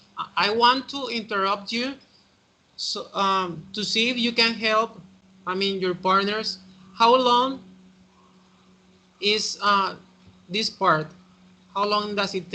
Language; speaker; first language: English; non-native, fluent; Spanish